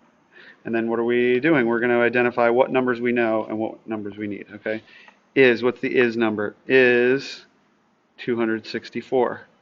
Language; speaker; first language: English; native; English